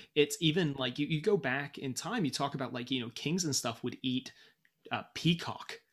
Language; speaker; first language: English; native; English